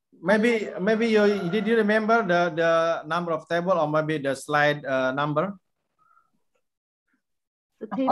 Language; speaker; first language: English; non-native, fluent; Indonesian